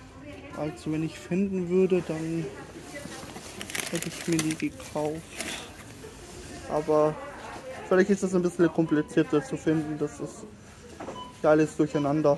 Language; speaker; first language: German; non-native, fluent; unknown